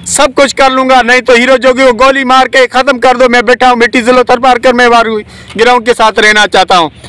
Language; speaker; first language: Urdu; non-native, local second language; Sindhi